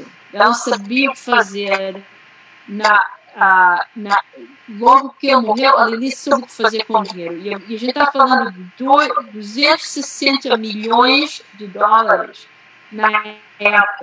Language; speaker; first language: Portuguese; early bilingual, heritage; Portuguese